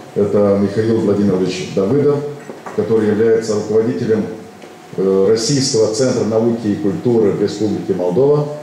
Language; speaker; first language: Russian; non-native, local second language; Romanian